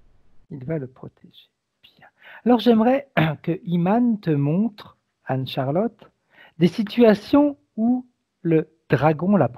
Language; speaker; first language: French; native; French